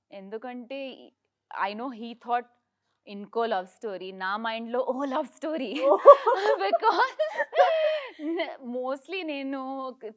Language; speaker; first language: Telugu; non-native, learner; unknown